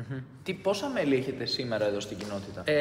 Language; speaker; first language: Greek; native; Greek